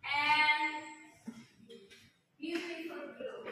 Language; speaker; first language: English; non-native, fluent; Indonesian